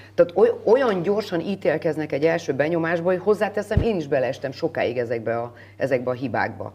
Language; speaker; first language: Hungarian; native; Hungarian